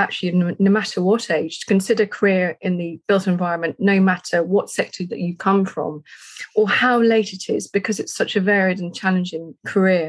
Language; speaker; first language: English; native; English